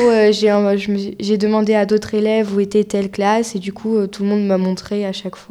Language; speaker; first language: French; native; French